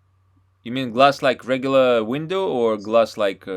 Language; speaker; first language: English; non-native, fluent; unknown